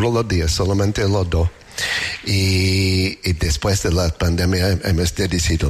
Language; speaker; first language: Spanish; non-native, learner; English